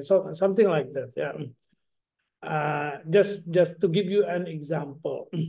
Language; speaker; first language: English; non-native, fluent; Indonesian